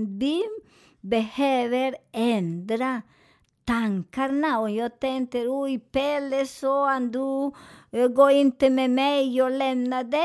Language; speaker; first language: Swedish; non-native, fluent; Spanish